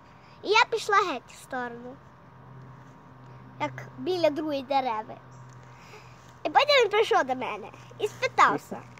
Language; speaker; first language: Ukrainian; early bilingual, heritage; Ukrainian